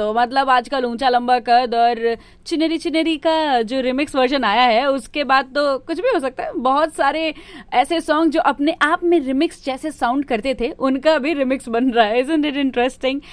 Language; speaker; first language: Hindi; native; Hindi